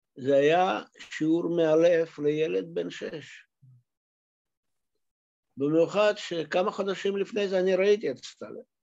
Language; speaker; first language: Hebrew; non-native, fluent; Russian